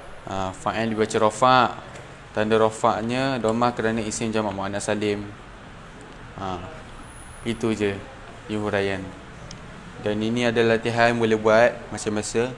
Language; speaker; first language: Malay; native; Malay